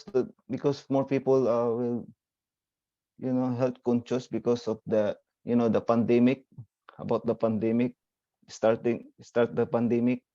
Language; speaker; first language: English; non-native, learner; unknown